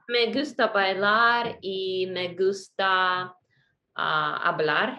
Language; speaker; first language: Spanish; non-native, learner; Russian